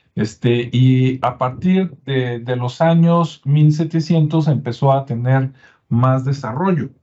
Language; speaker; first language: Spanish; native; Spanish